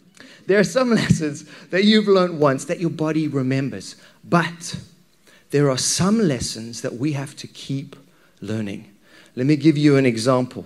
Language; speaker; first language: English; native; English